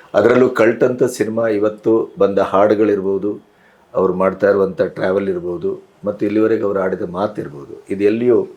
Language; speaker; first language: Kannada; non-native, local second language; Urdu